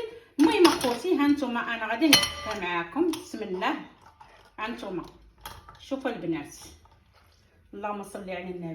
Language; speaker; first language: Arabic; native; Arabic